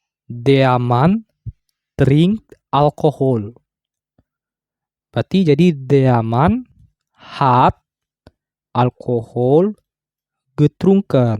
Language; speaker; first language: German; non-native, fluent; Indonesian